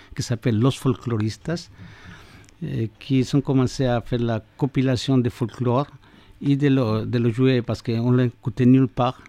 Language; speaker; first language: French; non-native, fluent; Spanish